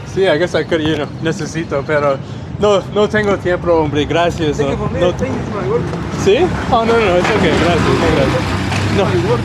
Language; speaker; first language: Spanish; non-native, learner; English